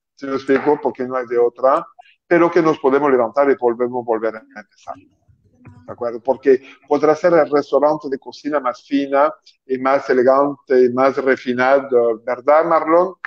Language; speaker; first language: Spanish; non-native, fluent; French